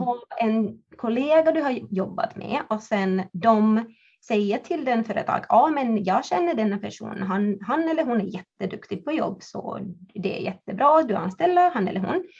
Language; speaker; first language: Swedish; non-native, fluent; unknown